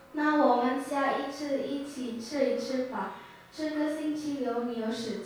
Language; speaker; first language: Chinese; non-native, learner; Indonesian